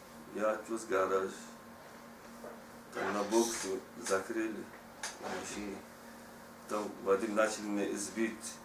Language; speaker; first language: Russian; non-native, learner; Tajik